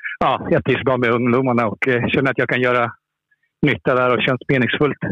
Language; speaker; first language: Swedish; early bilingual, other home language; Spanish